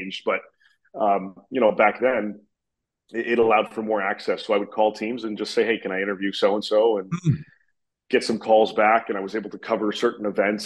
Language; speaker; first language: English; native; English